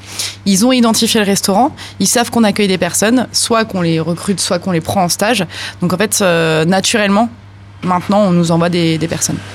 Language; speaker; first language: French; native; French